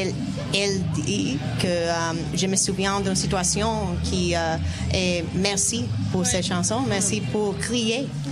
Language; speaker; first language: French; non-native, learner; Spanish